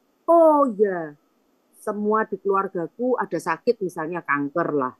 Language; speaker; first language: Indonesian; native; Indonesian